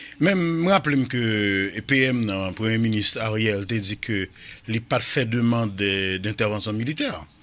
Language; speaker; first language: French; non-native, local second language; Haitian Creole